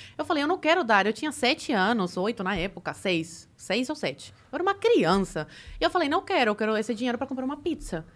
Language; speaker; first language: Portuguese; early bilingual, other home language; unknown